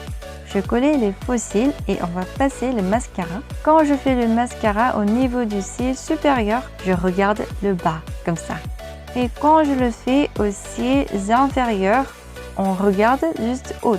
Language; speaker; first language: French; non-native, learner; Korean